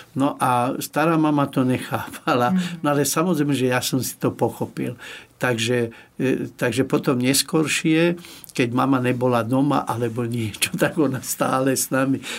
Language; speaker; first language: Slovak; non-native, local second language; Hungarian